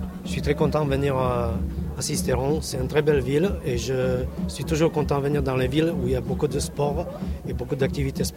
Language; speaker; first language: French; non-native, fluent; Czech